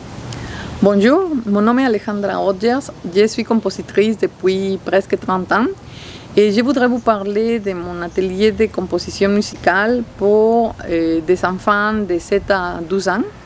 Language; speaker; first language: French; non-native, fluent; Spanish